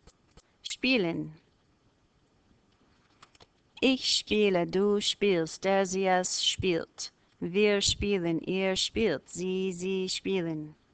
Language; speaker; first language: German; non-native, fluent; English